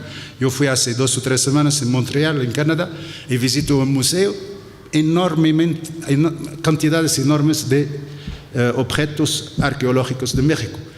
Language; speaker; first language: Spanish; non-native, fluent; Arabic